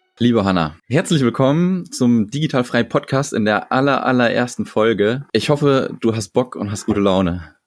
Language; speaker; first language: German; native; German